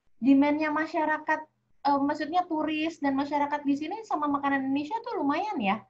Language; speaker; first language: Indonesian; native; Indonesian